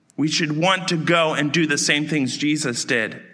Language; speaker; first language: English; native; English